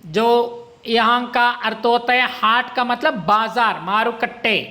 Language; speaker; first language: Hindi; non-native, local second language; Kannada